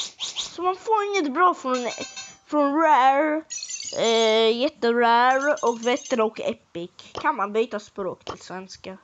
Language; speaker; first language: Swedish; early bilingual, other home language; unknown